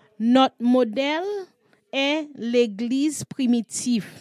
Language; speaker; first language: French; non-native, learner; English